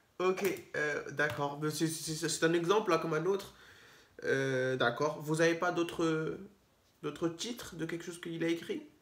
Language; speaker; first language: French; native; French